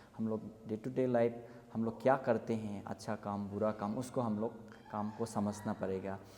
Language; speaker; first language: Hindi; non-native, local second language; Assamese